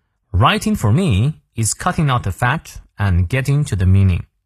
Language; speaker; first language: English; non-native, fluent; Chinese